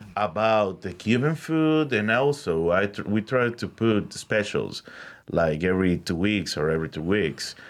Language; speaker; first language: English; non-native, learner; Spanish